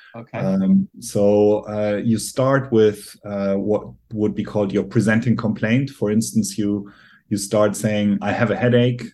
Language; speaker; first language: English; non-native, fluent; German